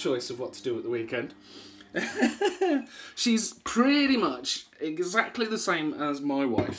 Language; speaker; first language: English; native; English